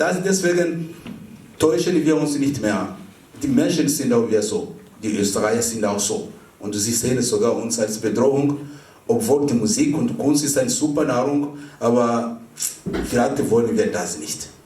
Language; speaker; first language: German; non-native, fluent; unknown